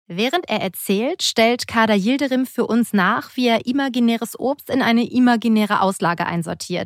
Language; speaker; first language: German; native; German